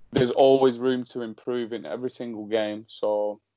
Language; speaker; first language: English; early bilingual, other home language; Slovak